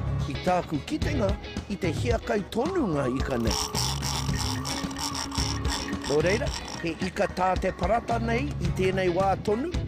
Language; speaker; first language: Māori; non-native, local second language; English